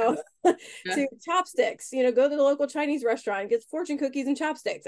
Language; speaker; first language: English; native; English